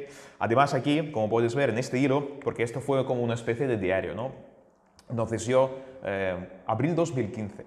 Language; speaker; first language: Spanish; native; Spanish